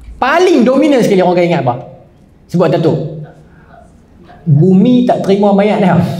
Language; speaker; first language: Malay; native; Malay